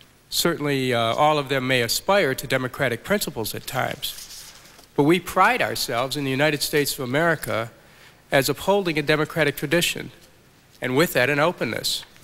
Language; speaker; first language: English; native; English